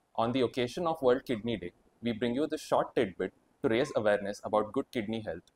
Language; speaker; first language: English; non-native, local second language; Kannada